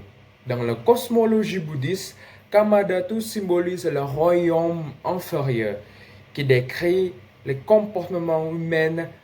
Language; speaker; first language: French; non-native, learner; Indonesian